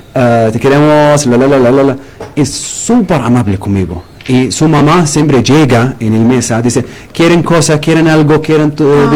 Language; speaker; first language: Spanish; non-native, learner; Arabic